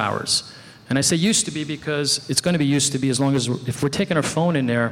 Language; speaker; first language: English; native; English